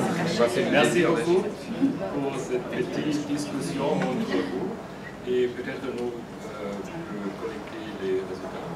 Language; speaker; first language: French; non-native, fluent; German